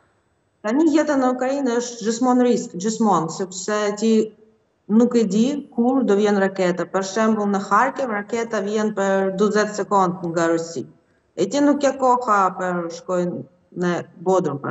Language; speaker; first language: Albanian; non-native, learner; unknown